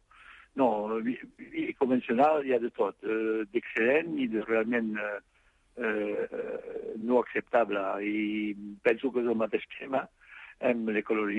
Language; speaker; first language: Catalan; non-native, fluent; French